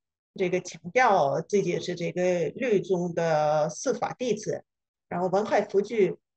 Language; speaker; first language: Chinese; non-native, fluent; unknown